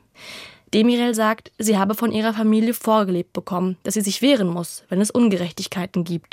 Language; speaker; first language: German; native; German